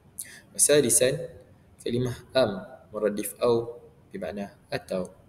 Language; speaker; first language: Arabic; non-native, learner; Malay